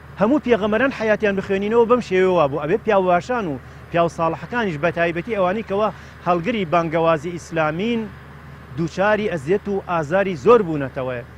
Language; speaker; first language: Central Kurdish; native; Central Kurdish